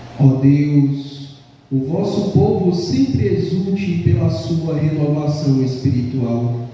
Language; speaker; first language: Portuguese; native; Portuguese